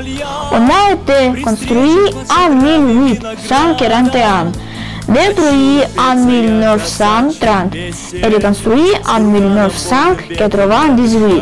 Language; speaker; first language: French; non-native, learner; Russian